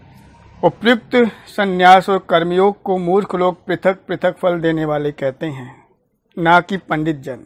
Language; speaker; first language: Hindi; native; Hindi